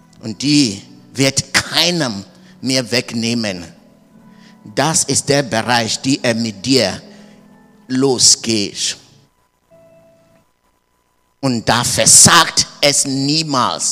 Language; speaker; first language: German; non-native, learner; English